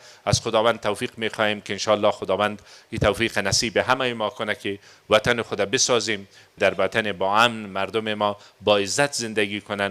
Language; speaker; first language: Persian; native; Persian